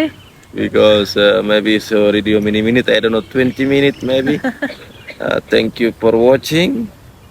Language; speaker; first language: English; non-native, learner; Indonesian